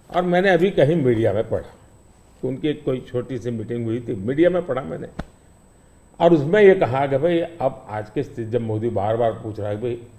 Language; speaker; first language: Hindi; non-native, local second language; Gujarati